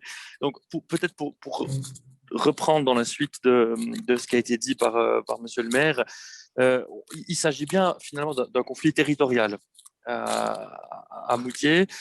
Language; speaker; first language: French; native; French